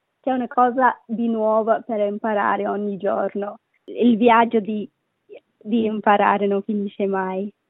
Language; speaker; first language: Italian; non-native, learner; Sinhala